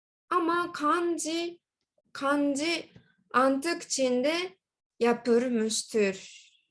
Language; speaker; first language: Turkish; non-native, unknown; Japanese